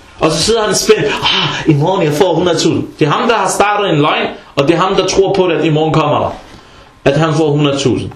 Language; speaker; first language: Danish; early bilingual, other home language; Arabic